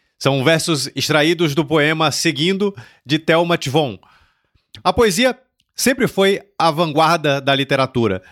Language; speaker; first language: Portuguese; native; Portuguese